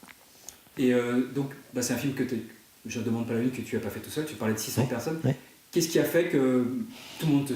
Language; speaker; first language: French; native; French